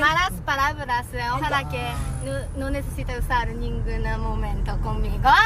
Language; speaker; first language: Spanish; non-native, fluent; Japanese